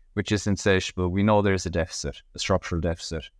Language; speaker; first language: English; native; English